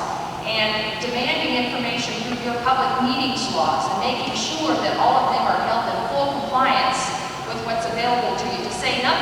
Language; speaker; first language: English; native; English